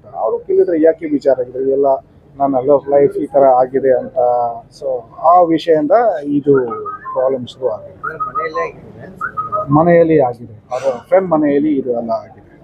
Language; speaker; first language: Kannada; non-native, local second language; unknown